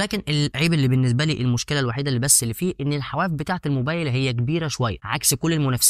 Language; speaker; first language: Arabic; native; Arabic